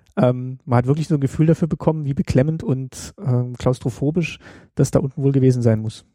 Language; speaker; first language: German; native; German